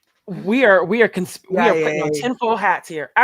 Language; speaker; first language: English; native; English